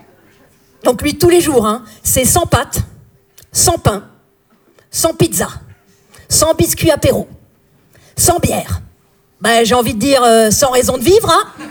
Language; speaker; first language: French; native; French